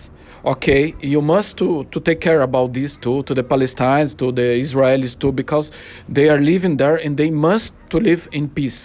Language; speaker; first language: English; non-native, learner; Portuguese